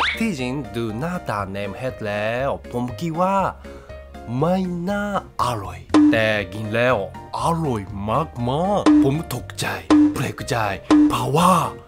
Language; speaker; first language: Thai; non-native, learner; Japanese